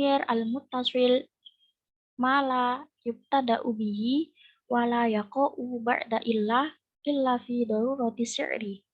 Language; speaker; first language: Arabic; non-native, learner; Indonesian